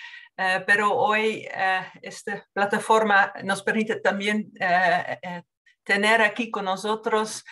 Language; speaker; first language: Spanish; non-native, fluent; Dutch